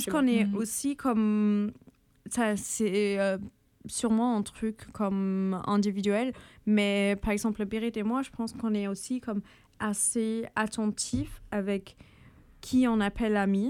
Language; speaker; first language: French; non-native, fluent; German